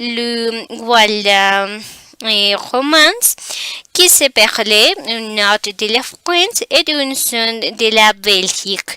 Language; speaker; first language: French; non-native, learner; Spanish